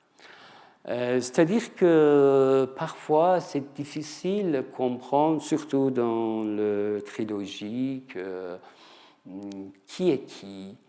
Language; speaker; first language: French; non-native, fluent; Persian